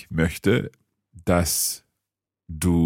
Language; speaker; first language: German; non-native, learner; English